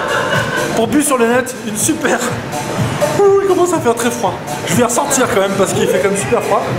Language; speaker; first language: French; native; French